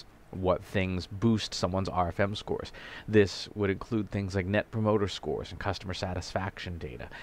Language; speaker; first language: English; native; English